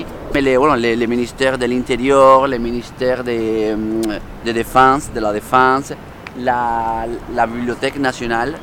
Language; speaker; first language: French; non-native, fluent; Spanish